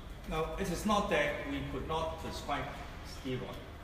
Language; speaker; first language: English; non-native, local second language; Cantonese